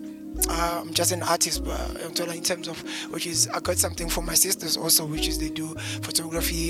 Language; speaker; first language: English; non-native, local second language; Zulu